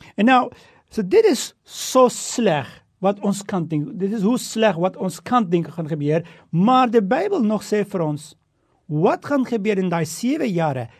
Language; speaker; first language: Afrikaans; non-native, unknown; Turkish